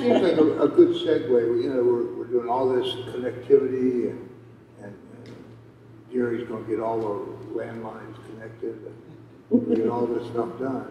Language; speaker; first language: English; native; English